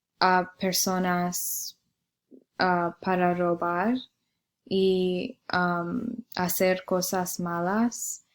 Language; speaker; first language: Spanish; non-native, learner; English